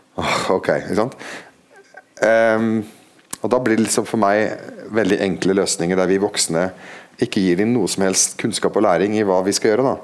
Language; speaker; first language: Norwegian; non-native, fluent; Arabic